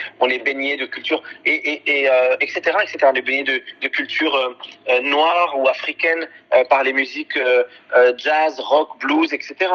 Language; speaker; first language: French; early bilingual, other home language; Arabic